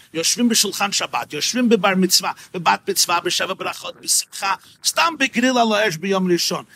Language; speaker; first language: Hebrew; non-native, fluent; English